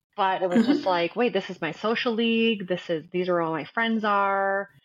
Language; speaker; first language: English; native; English